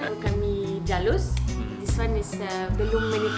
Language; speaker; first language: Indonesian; non-native, learner; English